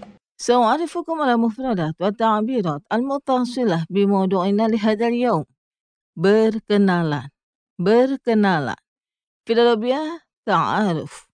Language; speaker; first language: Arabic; non-native, fluent; Indonesian